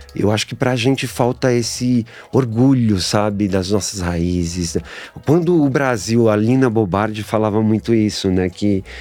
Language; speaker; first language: Portuguese; native; Portuguese